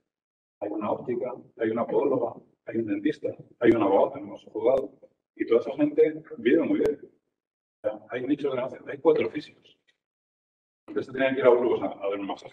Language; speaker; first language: Spanish; native; Spanish